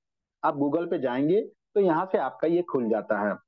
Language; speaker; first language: Hindi; native; Hindi